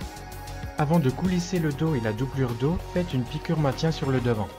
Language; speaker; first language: French; native; French